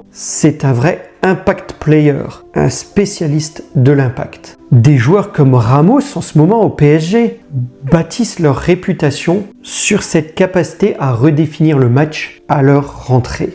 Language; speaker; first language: French; native; French